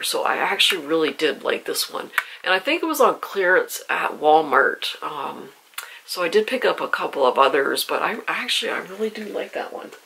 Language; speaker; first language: English; native; English